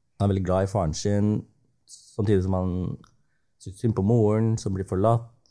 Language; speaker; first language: Norwegian; early bilingual, other home language; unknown